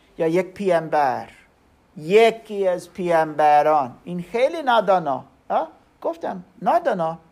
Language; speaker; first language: Persian; non-native, learner; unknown